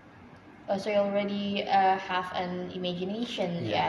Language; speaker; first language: English; non-native, fluent; Indonesian